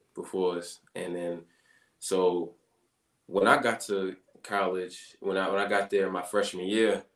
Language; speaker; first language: English; native; English